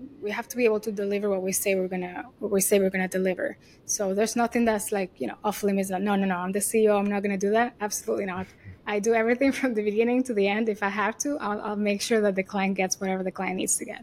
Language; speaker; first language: English; non-native, fluent; Spanish